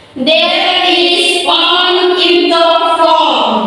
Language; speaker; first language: English; non-native, learner; Indonesian